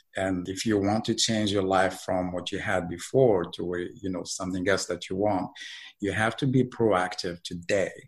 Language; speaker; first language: English; non-native, fluent; Arabic